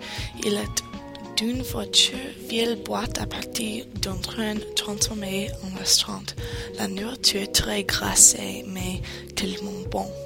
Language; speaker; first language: French; non-native, learner; English